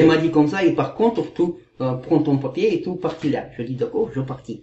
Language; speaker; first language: French; non-native, learner; Kazakh